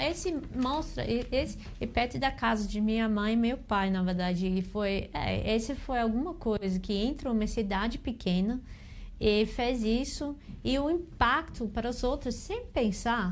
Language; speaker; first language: Portuguese; non-native, fluent; English